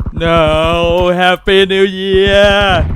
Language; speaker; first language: English; non-native, learner; Thai